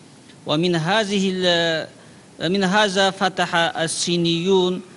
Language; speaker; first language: Arabic; non-native, learner; Uyghur